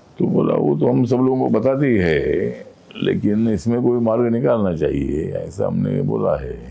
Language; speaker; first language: Hindi; non-native, local second language; Marathi